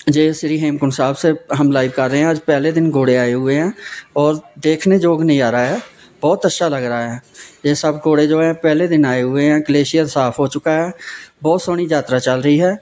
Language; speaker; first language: Hindi; non-native, local second language; Punjabi